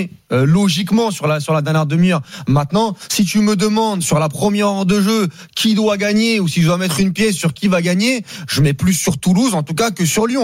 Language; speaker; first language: French; native; French